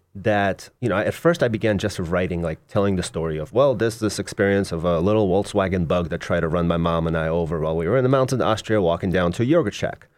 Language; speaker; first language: English; early bilingual, other home language; Russian